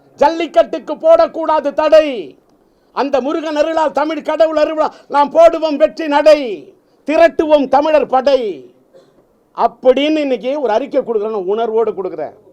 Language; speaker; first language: Tamil; native; Tamil